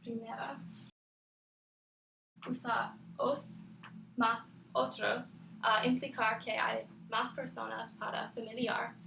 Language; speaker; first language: Spanish; non-native, learner; English